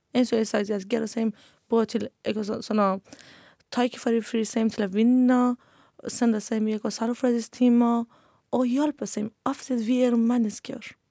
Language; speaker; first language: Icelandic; non-native, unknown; Persian